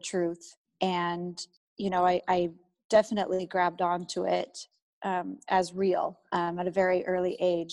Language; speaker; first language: English; native; English